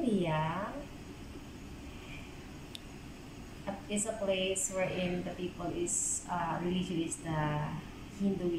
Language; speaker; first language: English; non-native, local second language; Filipino